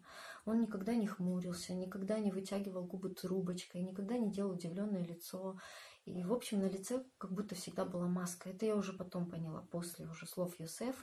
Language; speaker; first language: Russian; native; Russian